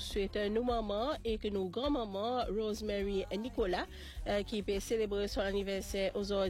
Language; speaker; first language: French; non-native, local second language; Seselwa Creole French